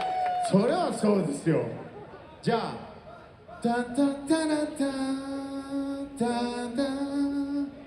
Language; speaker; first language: Japanese; non-native, fluent; Portuguese